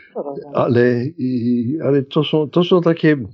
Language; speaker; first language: Polish; native; Polish